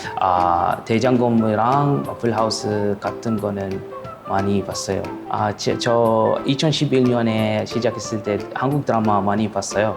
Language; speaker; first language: Korean; non-native, learner; Arabic